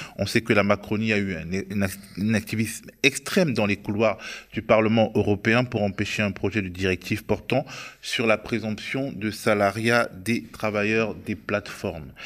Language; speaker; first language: French; native; French